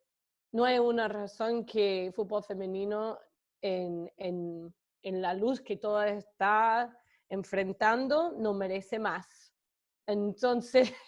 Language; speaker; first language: Spanish; non-native, fluent; English